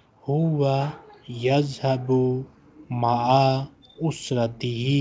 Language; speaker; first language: Arabic; non-native, fluent; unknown